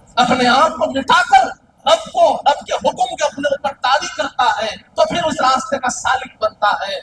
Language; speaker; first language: Urdu; native; Urdu